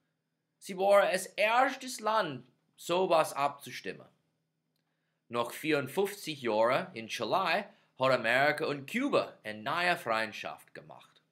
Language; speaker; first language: German; non-native, fluent; English